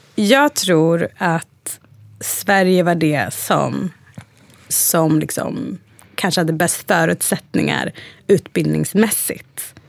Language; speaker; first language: Swedish; early bilingual, other home language; Arabic